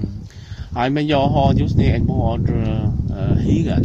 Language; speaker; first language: Swedish; non-native, learner; Vietnamese